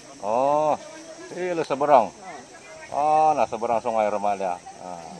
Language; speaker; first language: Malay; non-native, local second language; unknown